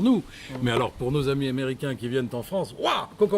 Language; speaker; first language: French; native; French